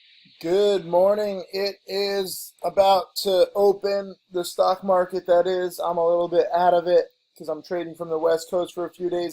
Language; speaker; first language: English; native; English